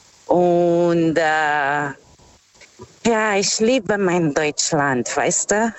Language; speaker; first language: German; non-native, fluent; Portuguese